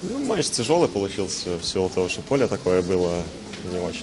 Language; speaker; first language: Russian; native; Russian